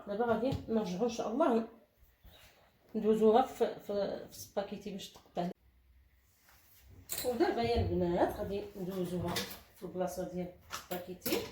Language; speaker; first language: Arabic; native; Arabic